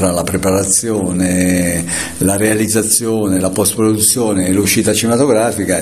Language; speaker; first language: Italian; native; Italian